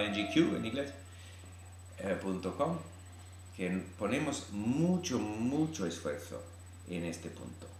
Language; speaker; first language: Spanish; non-native, fluent; English